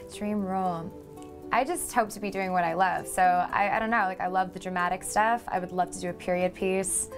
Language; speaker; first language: English; native; English